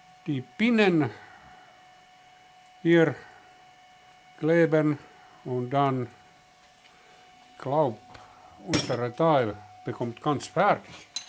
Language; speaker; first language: German; non-native, learner; Finnish